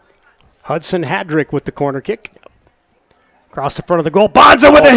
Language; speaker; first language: English; native; English